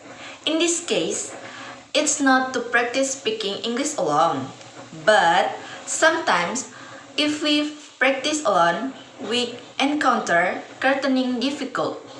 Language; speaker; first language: English; non-native, learner; Indonesian